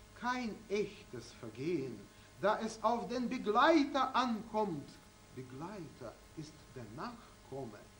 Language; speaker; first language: German; non-native, fluent; Russian